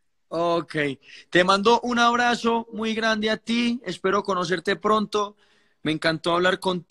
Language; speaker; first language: Spanish; native; Spanish